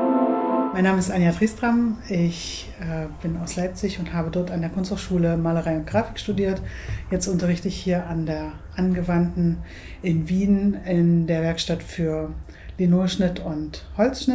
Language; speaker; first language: German; native; German